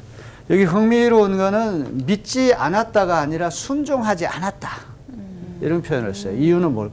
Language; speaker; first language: Korean; native; Korean